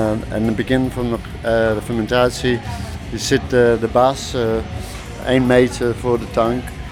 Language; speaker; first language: Dutch; non-native, learner; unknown